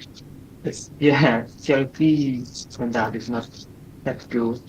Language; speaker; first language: English; non-native, learner; Thai